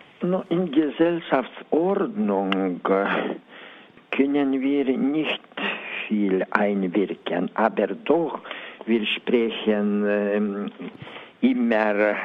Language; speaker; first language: German; non-native, learner; Lithuanian